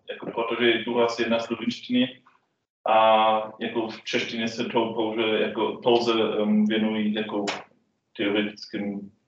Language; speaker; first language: Czech; non-native, fluent; German